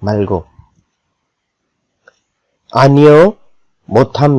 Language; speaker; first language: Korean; non-native, fluent; Urdu